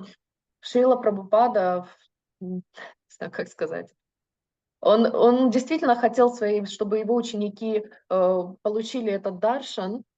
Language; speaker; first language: Russian; native; Russian